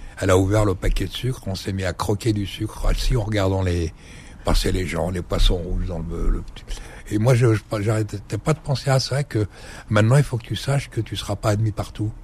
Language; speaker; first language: French; early bilingual, other home language; Arabic